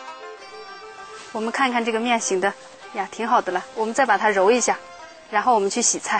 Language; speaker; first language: Chinese; native; Chinese